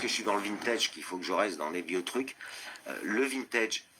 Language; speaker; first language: French; native; French